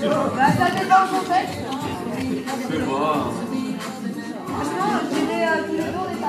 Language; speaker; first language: French; native; French